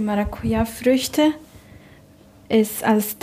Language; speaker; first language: German; non-native, learner; Portuguese